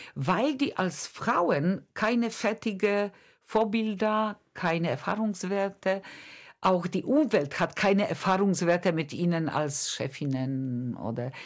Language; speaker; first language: German; non-native, fluent; Polish